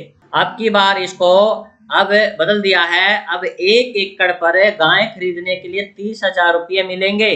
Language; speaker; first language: Hindi; native; Hindi